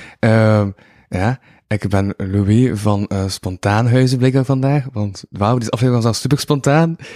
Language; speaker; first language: Dutch; native; Dutch